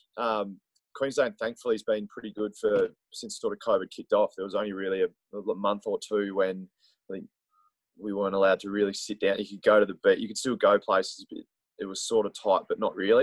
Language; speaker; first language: English; native; English